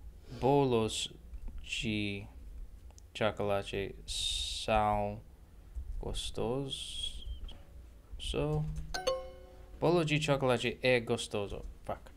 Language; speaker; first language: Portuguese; non-native, learner; English